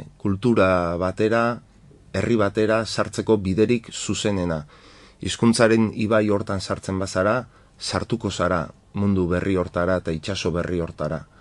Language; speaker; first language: Basque; non-native, local second language; Spanish